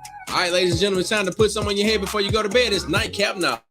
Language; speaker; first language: English; native; English